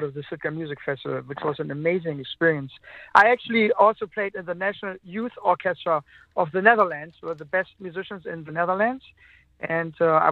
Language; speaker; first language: English; non-native, fluent; German